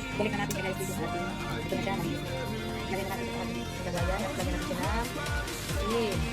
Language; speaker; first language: Filipino; non-native, local second language; Cebuano